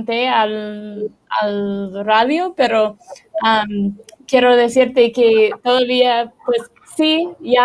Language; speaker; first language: Spanish; non-native, learner; English